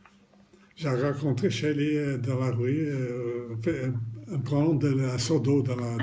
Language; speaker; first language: French; non-native, fluent; Romanian